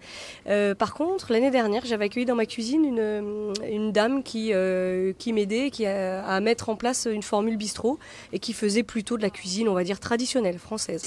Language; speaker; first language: French; native; French